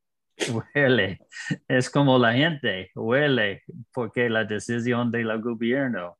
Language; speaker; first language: Spanish; non-native, learner; English